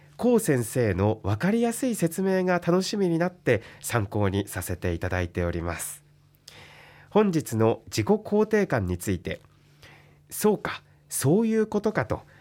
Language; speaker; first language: Japanese; native; Japanese